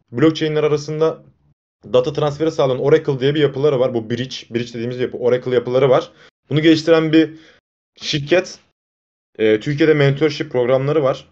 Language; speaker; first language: Turkish; native; Turkish